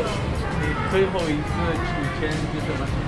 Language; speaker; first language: Chinese; non-native, learner; Spanish